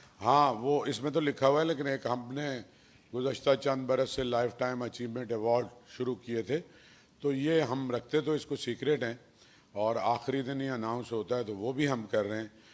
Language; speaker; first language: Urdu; native; Urdu